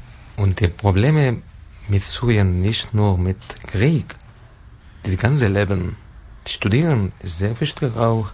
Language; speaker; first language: German; non-native, learner; Arabic